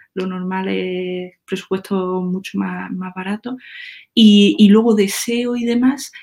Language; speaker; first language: Spanish; native; Spanish